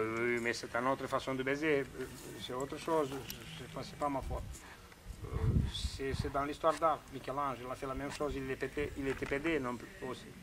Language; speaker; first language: French; non-native, fluent; Romanian